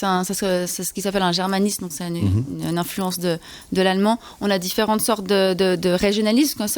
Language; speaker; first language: French; native; French